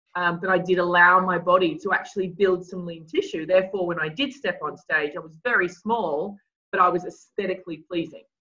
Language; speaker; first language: English; native; English